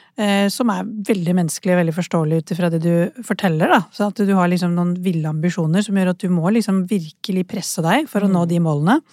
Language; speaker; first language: Norwegian; early bilingual, other home language; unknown